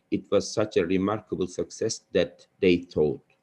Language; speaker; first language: English; non-native, fluent; Turkish